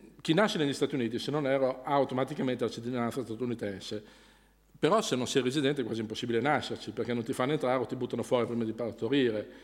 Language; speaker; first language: Italian; native; Italian